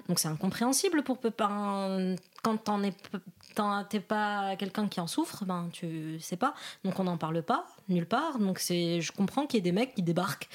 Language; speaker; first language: French; non-native, local second language; Arabic